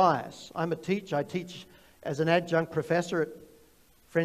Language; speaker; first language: English; native; English